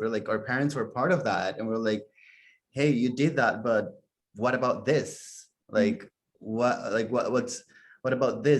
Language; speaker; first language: English; non-native, fluent; Spanish